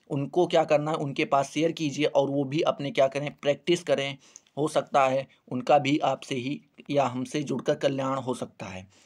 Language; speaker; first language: Hindi; native; Hindi